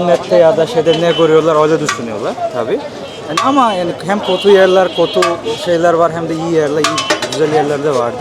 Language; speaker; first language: Turkish; non-native, fluent; Bangla